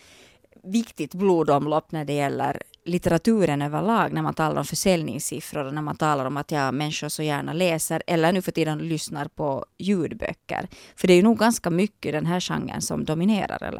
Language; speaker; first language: Swedish; native; Swedish